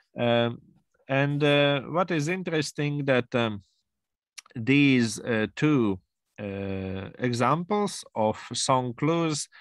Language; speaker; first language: English; non-native, fluent; Latvian